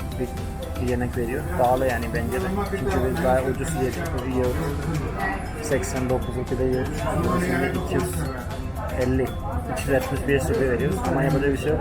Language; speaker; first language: Turkish; non-native, fluent; Hindi